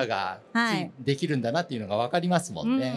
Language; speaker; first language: Japanese; native; Japanese